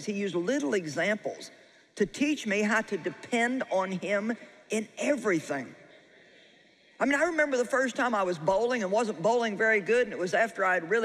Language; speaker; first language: English; native; English